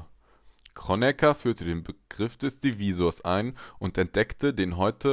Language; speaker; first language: German; native; German